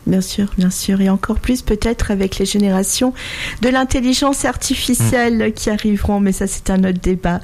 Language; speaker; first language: French; native; French